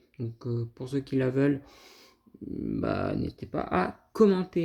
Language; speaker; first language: French; native; French